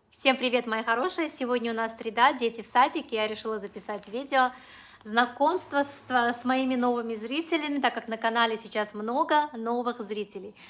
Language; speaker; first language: Russian; non-native, local second language; Uzbek